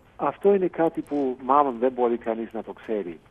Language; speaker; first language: Greek; non-native, fluent; English